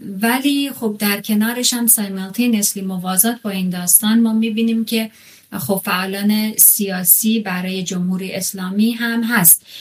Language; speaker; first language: Persian; non-native, local second language; Kurdish